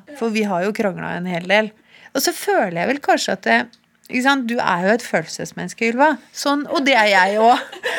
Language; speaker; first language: Norwegian; native; Norwegian